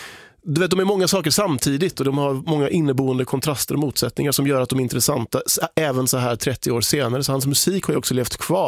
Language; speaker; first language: Swedish; native; Swedish